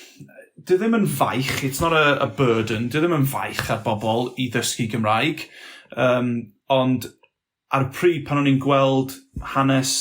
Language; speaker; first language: Welsh; non-native, local second language; English